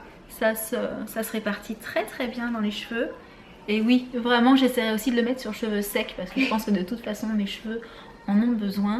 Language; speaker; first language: French; native; French